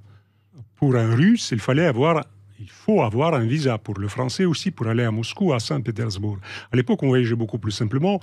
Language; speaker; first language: French; non-native, fluent; Russian